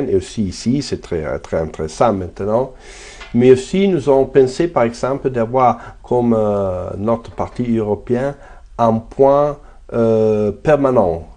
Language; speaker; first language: French; non-native, fluent; Italian